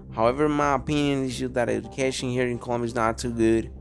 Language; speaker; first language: English; non-native, fluent; Spanish